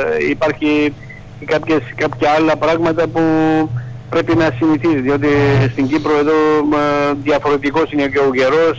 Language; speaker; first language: Greek; non-native, fluent; Georgian